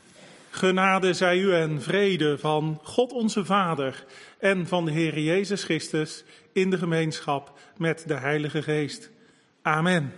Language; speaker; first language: Dutch; native; Dutch